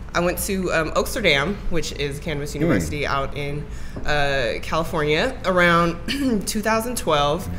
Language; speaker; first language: English; native; English